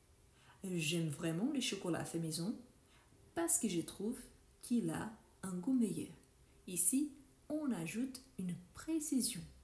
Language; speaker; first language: French; non-native, fluent; Portuguese